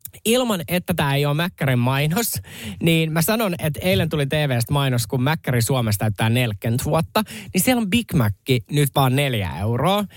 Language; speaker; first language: Finnish; native; Finnish